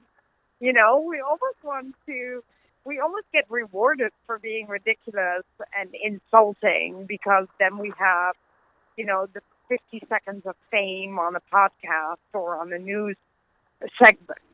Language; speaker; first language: English; non-native, fluent; Dutch